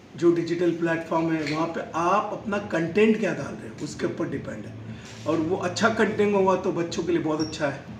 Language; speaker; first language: Hindi; non-native, local second language; Tamil